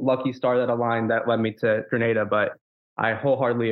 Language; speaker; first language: English; native; English